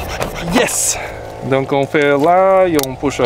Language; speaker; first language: French; non-native, learner; Portuguese